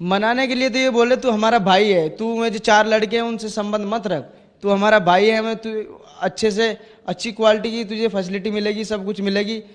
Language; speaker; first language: Hindi; native; Hindi